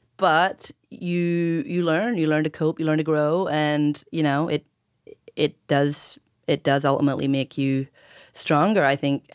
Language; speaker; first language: English; native; English